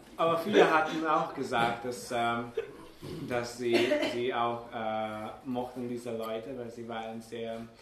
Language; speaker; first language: German; non-native, learner; Hungarian